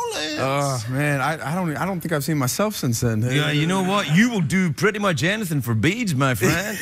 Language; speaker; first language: English; native; English